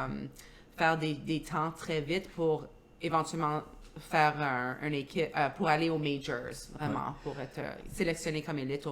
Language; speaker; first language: French; non-native, local second language; English